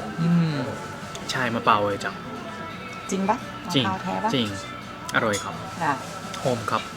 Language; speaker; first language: Thai; non-native, learner; Japanese